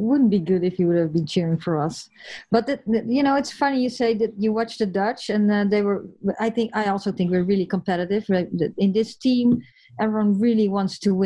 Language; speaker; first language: English; non-native, fluent; Dutch